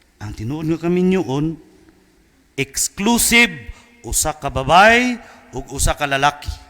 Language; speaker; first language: Cebuano; native; Cebuano